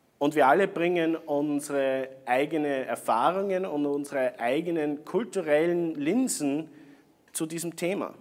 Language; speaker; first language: German; native; German